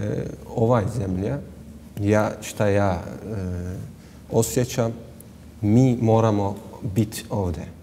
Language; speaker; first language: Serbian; non-native, learner; Turkish